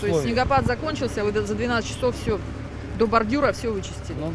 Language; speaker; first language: Russian; native; Russian